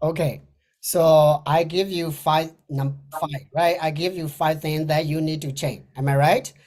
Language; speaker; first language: English; non-native, fluent; Burmese